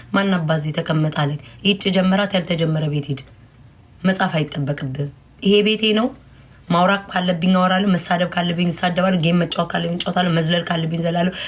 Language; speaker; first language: Amharic; native; Amharic